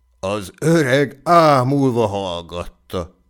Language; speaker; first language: Hungarian; native; Hungarian